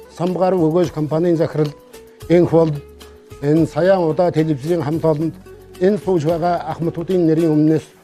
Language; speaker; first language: Mongolian; non-native, local second language; Kazakh